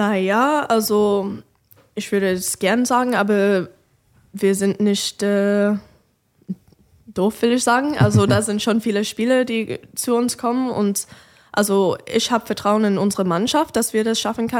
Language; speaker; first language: German; non-native, fluent; English